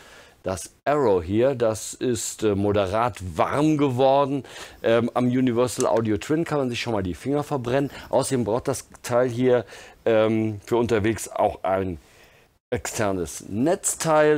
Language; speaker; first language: German; native; German